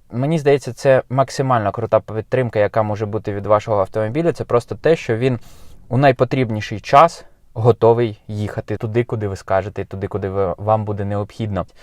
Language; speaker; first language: Ukrainian; non-native, local second language; Russian